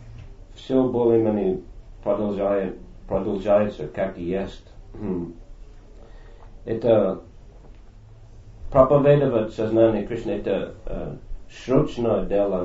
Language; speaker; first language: Russian; non-native, fluent; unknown